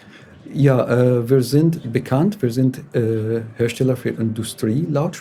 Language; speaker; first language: German; non-native, fluent; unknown